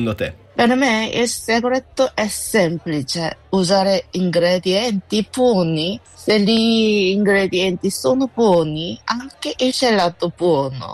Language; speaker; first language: Italian; non-native, learner; Korean